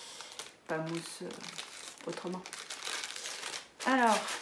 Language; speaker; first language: French; native; French